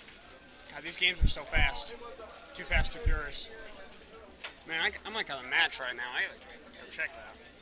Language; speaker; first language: English; native; English